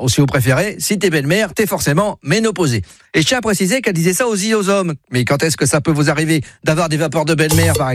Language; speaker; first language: French; native; French